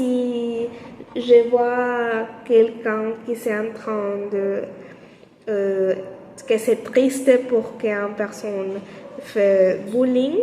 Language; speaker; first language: French; non-native, learner; Spanish